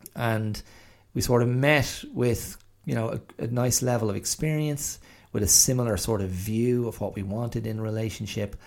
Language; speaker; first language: English; native; English